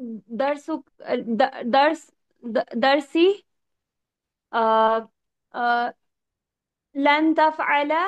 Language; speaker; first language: Arabic; non-native, learner; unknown